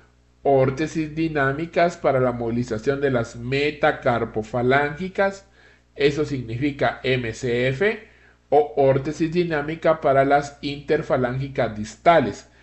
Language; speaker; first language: Spanish; native; Spanish